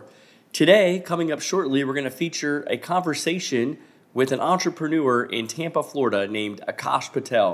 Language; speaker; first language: English; native; English